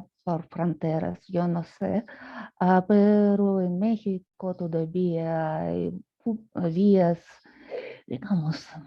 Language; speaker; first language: Spanish; non-native, fluent; Russian